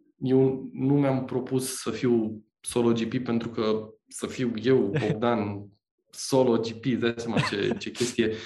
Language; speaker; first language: Romanian; native; Romanian